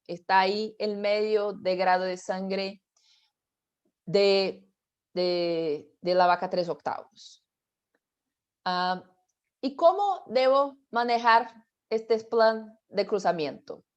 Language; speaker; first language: Spanish; non-native, fluent; Portuguese